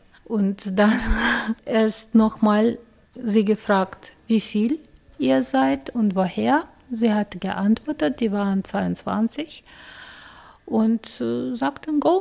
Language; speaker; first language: German; non-native, fluent; Russian